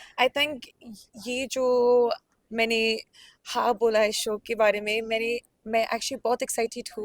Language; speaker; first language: Hindi; non-native, learner; Punjabi